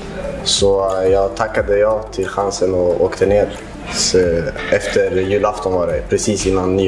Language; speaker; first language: Swedish; early bilingual, other home language; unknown